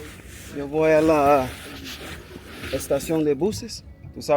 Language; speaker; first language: Spanish; non-native, learner; English